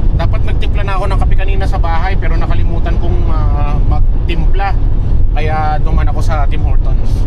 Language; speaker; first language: Filipino; native; Filipino